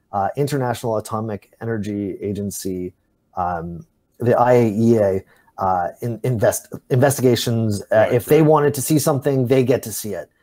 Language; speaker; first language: English; native; English